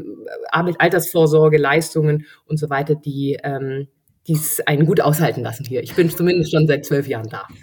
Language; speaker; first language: German; native; German